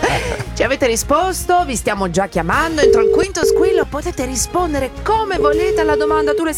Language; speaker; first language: Italian; native; Italian